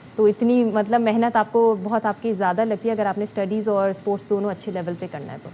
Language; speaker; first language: Urdu; native; Urdu